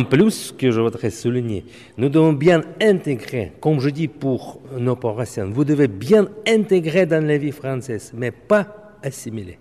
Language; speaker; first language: French; non-native, fluent; Russian